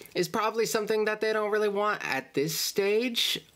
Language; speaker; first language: English; native; English